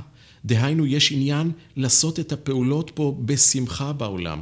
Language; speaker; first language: Hebrew; native; Hebrew